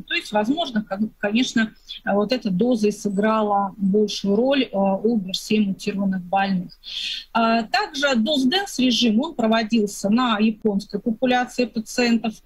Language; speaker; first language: Russian; native; Russian